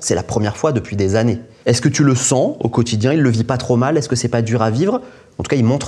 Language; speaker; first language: French; native; French